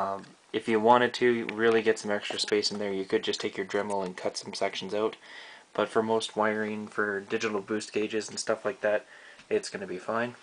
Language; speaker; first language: English; native; English